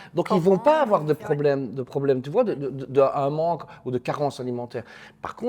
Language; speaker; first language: French; native; French